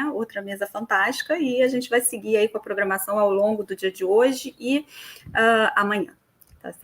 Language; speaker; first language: Portuguese; native; Portuguese